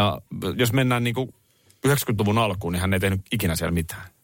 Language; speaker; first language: Finnish; native; Finnish